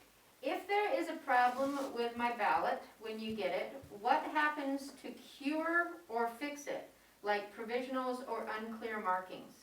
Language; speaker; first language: English; native; English